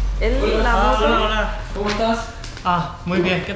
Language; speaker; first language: Spanish; non-native, learner; Korean